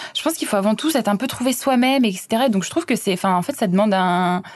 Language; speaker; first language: French; native; French